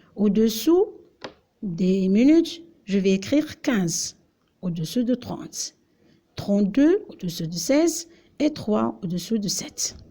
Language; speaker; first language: French; non-native, local second language; Arabic